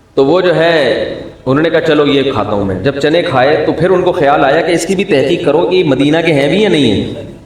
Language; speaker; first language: Urdu; native; Urdu